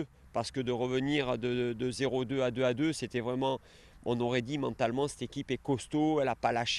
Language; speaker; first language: French; native; French